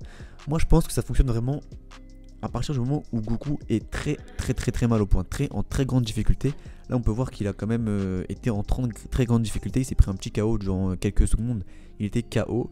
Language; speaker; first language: French; native; French